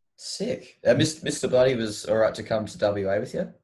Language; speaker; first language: English; native; English